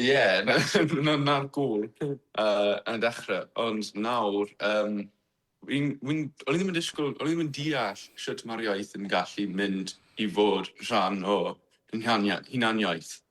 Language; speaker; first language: Welsh; non-native, learner; English